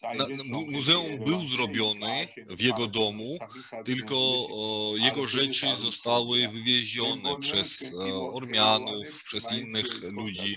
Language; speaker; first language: Polish; non-native, fluent; Georgian